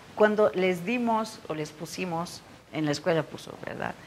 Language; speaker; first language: Spanish; non-native, fluent; Turkish